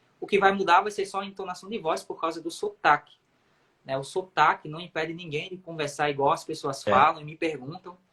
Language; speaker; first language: Portuguese; native; Portuguese